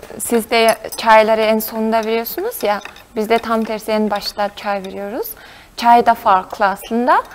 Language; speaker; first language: Turkish; non-native, fluent; Mongolian